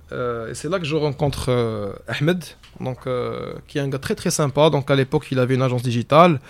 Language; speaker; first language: French; non-native, local second language; Arabic